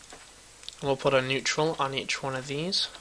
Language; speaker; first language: English; native; English